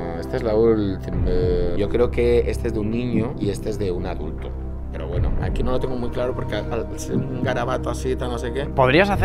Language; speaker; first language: Spanish; native; Spanish